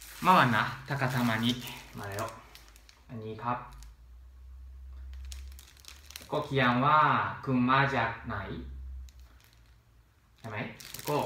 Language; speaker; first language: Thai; non-native, learner; Japanese